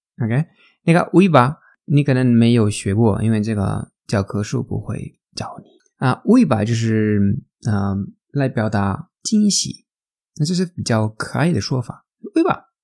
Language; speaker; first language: Chinese; non-native, fluent; Spanish